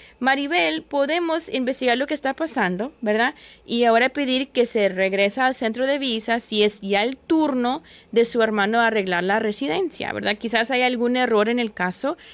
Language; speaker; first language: Spanish; early bilingual, heritage; Spanish